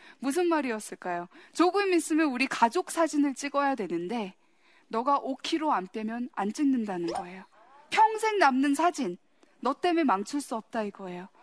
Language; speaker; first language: Korean; early bilingual, heritage; Korean